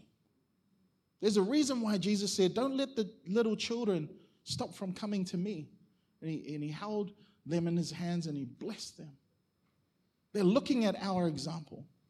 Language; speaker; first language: English; native; English